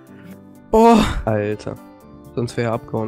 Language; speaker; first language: German; native; German